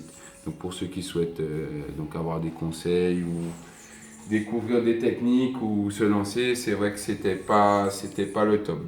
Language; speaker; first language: French; native; French